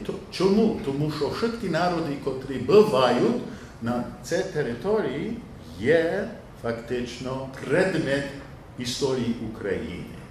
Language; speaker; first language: Polish; non-native, learner; English